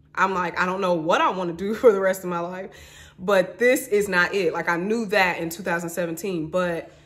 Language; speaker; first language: English; native; English